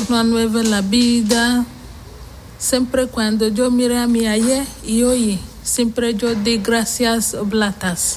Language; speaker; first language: Spanish; non-native, learner; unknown